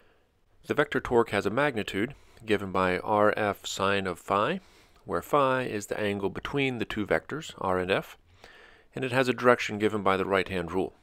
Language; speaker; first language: English; native; English